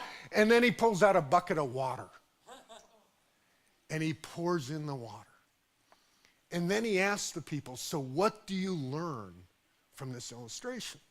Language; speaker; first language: English; native; English